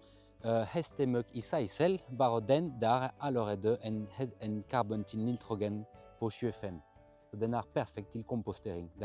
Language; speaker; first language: Norwegian; non-native, fluent; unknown